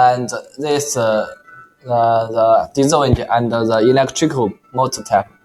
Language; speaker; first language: English; non-native, learner; Chinese